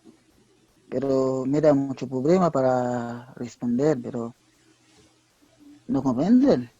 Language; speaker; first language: Spanish; non-native, learner; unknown